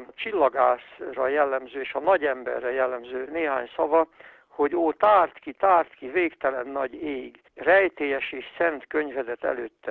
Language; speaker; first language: Hungarian; native; Hungarian